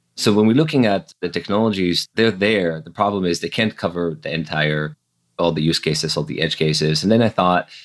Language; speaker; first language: English; non-native, fluent; Hebrew